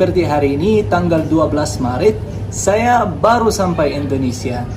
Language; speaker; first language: Indonesian; non-native, fluent; Arabic